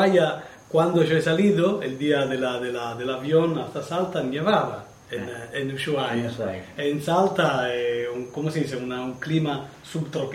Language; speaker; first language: Spanish; non-native, learner; Italian